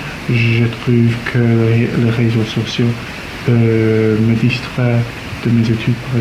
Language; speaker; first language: French; non-native, learner; English